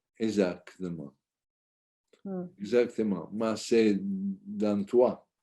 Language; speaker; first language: French; non-native, learner; Italian